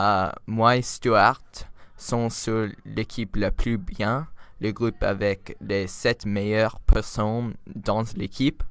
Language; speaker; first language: French; non-native, learner; English